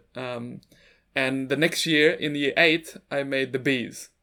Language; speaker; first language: English; native; English